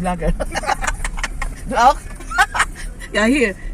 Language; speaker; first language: German; non-native, learner; Filipino